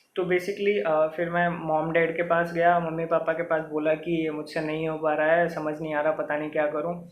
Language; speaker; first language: Hindi; native; Hindi